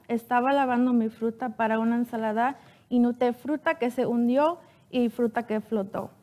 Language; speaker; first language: Spanish; early bilingual, heritage; Spanish